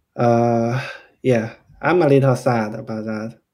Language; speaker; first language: English; non-native, fluent; Chinese